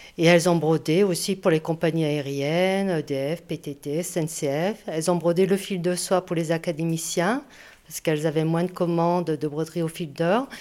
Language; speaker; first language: French; native; French